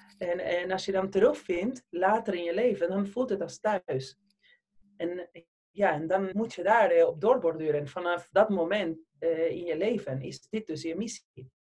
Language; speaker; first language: Dutch; non-native, fluent; Spanish